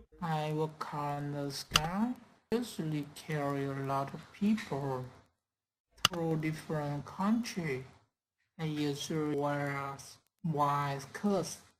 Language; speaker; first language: English; non-native, learner; Vietnamese